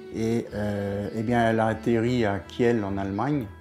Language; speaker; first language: French; native; French